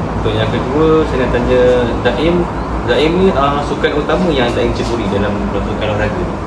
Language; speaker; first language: Malay; native; Malay